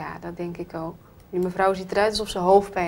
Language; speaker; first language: Dutch; native; Dutch